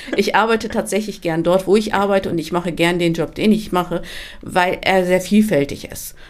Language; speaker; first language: German; early bilingual, other home language; Turkish